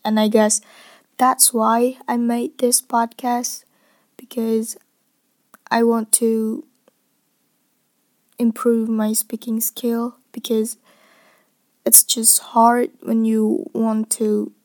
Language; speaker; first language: English; non-native, fluent; Indonesian